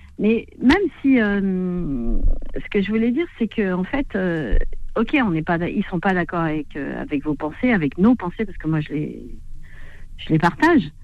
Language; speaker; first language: French; non-native, local second language; Arabic